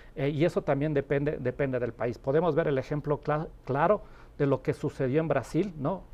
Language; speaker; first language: Spanish; native; Spanish